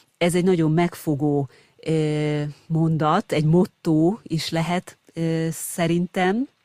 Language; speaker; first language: Hungarian; native; Hungarian